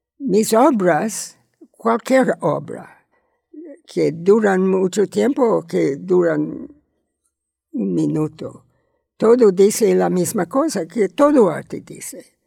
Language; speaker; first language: Spanish; non-native, learner; English